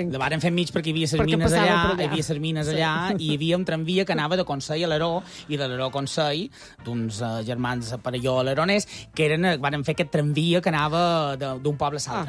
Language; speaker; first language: Catalan; native; Catalan